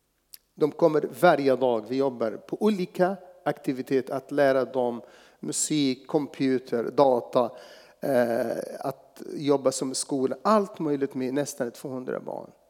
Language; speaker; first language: Swedish; non-native, fluent; Arabic